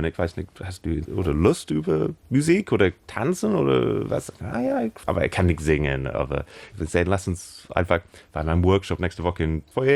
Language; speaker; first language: German; non-native, learner; English